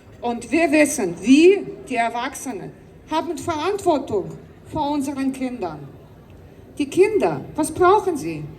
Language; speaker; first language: German; non-native, fluent; Ukrainian